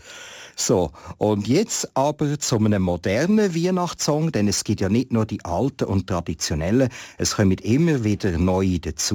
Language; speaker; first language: German; native; German